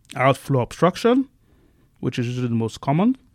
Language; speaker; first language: English; non-native, local second language; Igbo